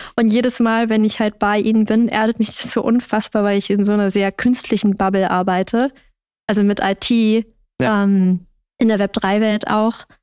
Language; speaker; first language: German; early bilingual, other home language; Vietnamese